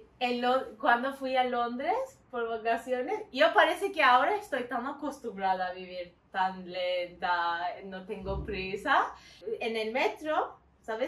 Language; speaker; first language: Spanish; non-native, learner; Turkish